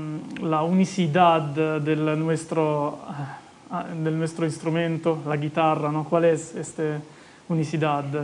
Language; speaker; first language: Spanish; non-native, fluent; Italian